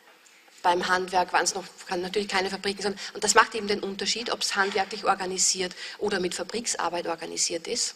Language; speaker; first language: German; native; German